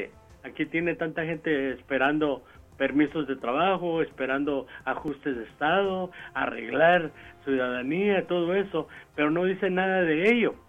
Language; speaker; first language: Spanish; early bilingual, heritage; Spanish